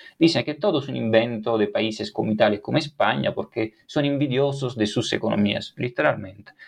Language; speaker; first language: Spanish; non-native, fluent; Italian